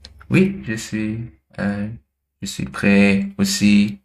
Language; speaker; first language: French; non-native, learner; German